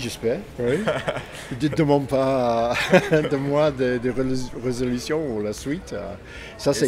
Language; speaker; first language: French; non-native, fluent; English